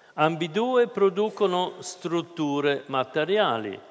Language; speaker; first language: Italian; non-native, fluent; German